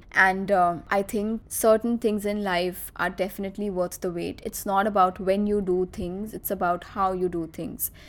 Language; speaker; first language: English; non-native, local second language; Marathi